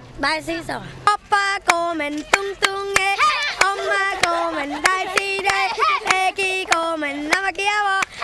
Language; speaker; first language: Korean; non-native, learner; Khmer